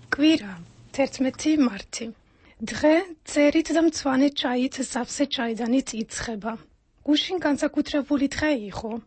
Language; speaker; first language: Georgian; non-native, fluent; Dutch